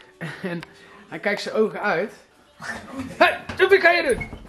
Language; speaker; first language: Dutch; native; Dutch